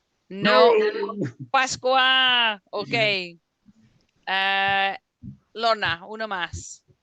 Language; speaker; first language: Spanish; non-native, fluent; English